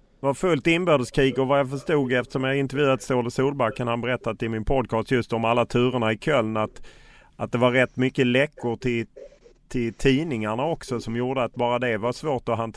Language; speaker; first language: Swedish; native; Swedish